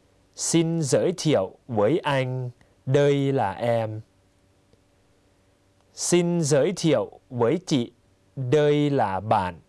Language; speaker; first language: Vietnamese; non-native, fluent; Thai